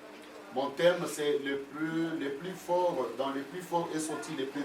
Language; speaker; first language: French; non-native, local second language; Lingala